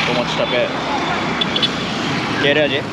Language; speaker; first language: French; non-native, learner; Japanese